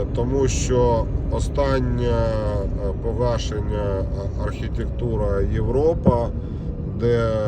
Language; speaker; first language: Ukrainian; non-native, local second language; Russian